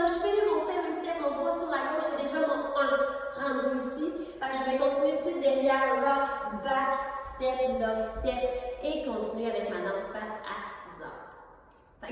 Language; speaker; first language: French; native; French